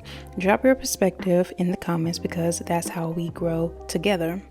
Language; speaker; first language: English; native; English